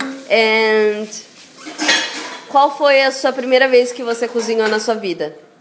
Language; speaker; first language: Portuguese; native; Portuguese